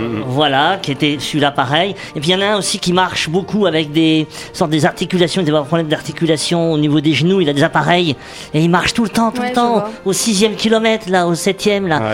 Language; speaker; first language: French; native; French